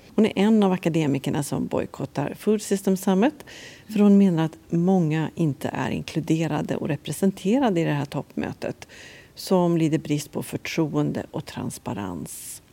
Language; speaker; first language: Swedish; native; Swedish